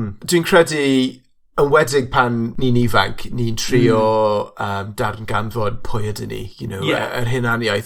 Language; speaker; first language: Welsh; non-native, local second language; English